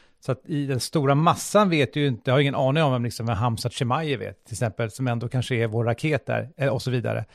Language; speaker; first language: Swedish; native; Swedish